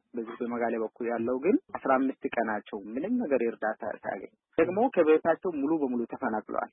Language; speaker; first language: Amharic; non-native, local second language; Afar